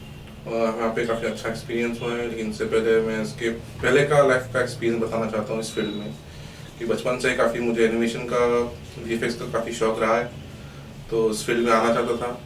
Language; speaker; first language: Hindi; non-native, local second language; Assamese